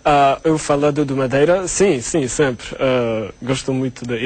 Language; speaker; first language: Portuguese; non-native, learner; Arabic